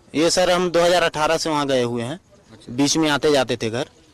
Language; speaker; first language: Hindi; native; Hindi